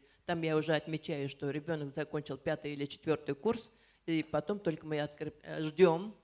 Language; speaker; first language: Russian; native; Russian